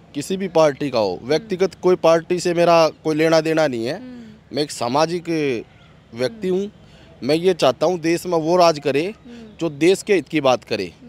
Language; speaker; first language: Hindi; native; Hindi